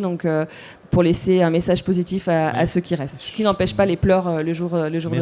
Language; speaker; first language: French; native; French